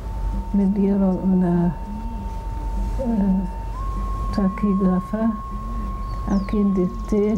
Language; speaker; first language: Spanish; non-native, fluent; German